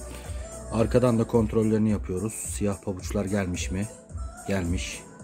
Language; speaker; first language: Turkish; native; Turkish